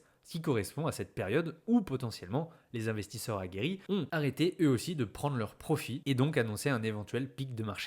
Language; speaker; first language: French; native; French